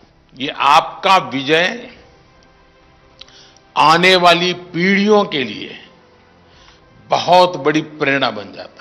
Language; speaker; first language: Hindi; non-native, local second language; Gujarati